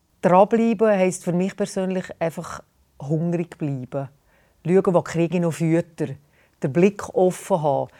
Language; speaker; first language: German; native; German